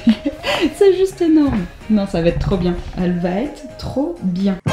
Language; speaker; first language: French; native; French